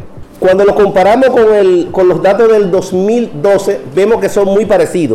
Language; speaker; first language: Spanish; native; Spanish